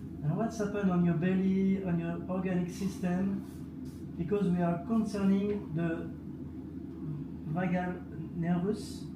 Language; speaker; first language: English; non-native, learner; French